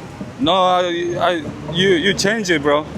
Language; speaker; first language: English; non-native, learner; Mongolian